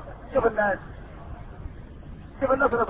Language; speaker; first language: Arabic; native; Arabic